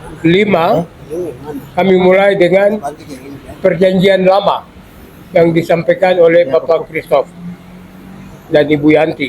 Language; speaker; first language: Indonesian; non-native, local second language; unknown